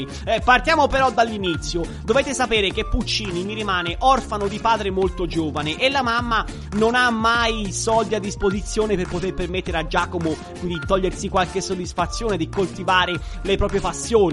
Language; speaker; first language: Italian; native; Italian